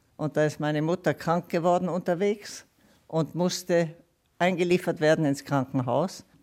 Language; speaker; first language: German; non-native, fluent; Italian